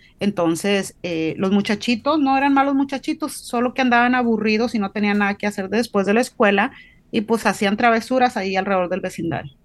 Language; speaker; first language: Spanish; native; Spanish